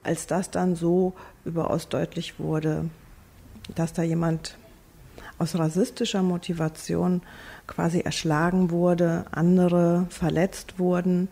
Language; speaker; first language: German; native; German